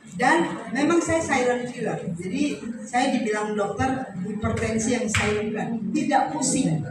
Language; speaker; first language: Indonesian; native; Indonesian